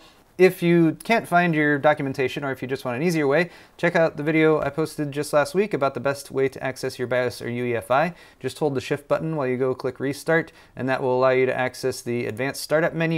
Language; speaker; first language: English; native; English